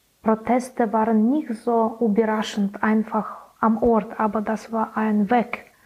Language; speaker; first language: German; non-native, learner; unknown